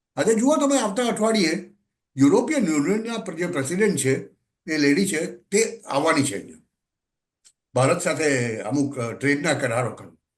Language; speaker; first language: Gujarati; native; Gujarati